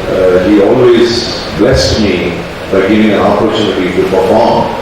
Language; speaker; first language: English; non-native, local second language; Kannada